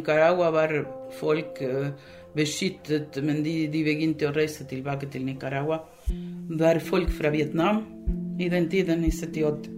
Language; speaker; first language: Norwegian; non-native, fluent; Spanish